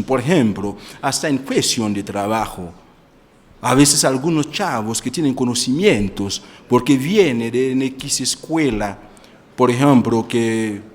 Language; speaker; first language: Spanish; non-native, fluent; Haitian Creole